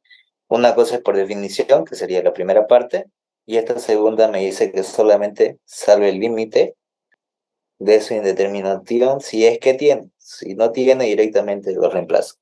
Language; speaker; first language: Spanish; native; Spanish